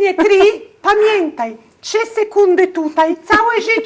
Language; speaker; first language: Polish; non-native, learner; Italian